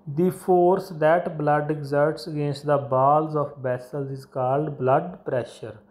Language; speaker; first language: English; non-native, local second language; Punjabi